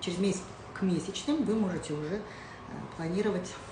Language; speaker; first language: Russian; non-native, local second language; Kazakh